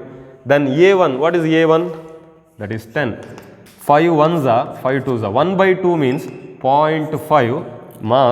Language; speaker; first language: English; non-native, local second language; Kannada